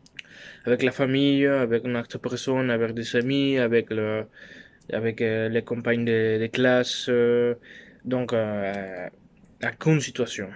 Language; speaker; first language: French; non-native, learner; Spanish